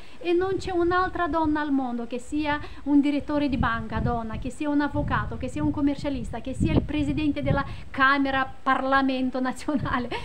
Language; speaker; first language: Italian; non-native, fluent; Romanian